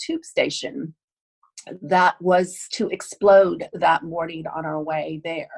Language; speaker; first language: English; native; English